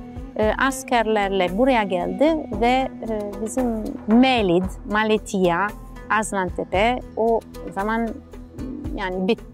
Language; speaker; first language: Turkish; non-native, fluent; Italian